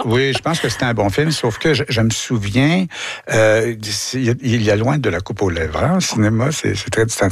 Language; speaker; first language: French; native; French